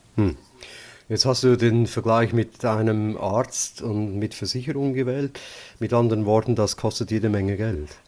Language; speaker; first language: German; native; German